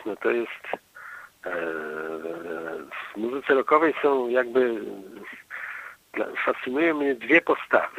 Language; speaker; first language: Polish; native; Polish